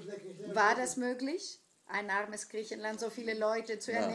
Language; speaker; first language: German; non-native, fluent; Greek